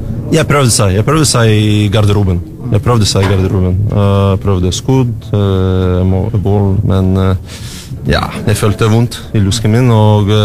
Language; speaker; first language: Norwegian; non-native, learner; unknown